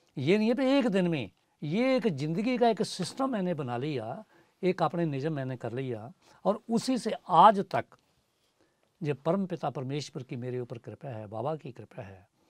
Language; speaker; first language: Hindi; native; Hindi